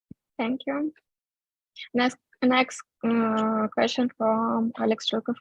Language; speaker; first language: English; non-native, fluent; Russian